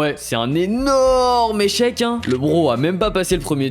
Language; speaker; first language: French; native; French